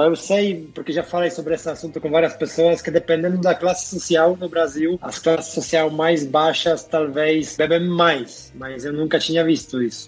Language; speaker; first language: Portuguese; non-native, fluent; Polish